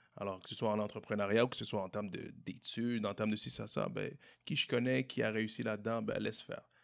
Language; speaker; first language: French; native; French